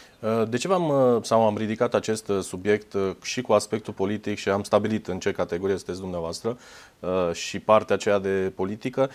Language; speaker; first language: Romanian; native; Romanian